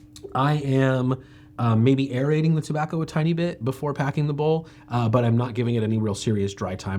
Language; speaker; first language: English; native; English